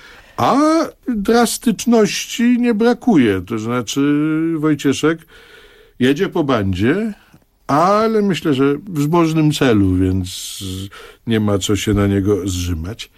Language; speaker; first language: Polish; native; Polish